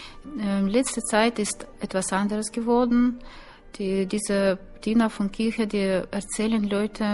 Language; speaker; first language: German; non-native, learner; Russian